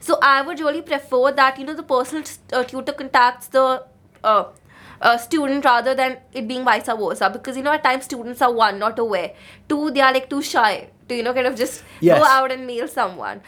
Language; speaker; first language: English; non-native, local second language; Hindi